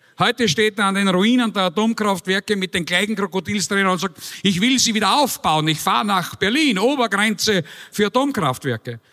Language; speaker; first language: German; native; German